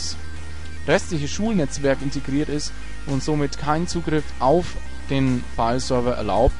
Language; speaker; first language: German; native; German